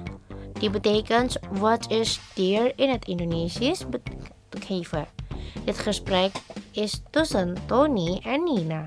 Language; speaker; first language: Dutch; non-native, learner; Indonesian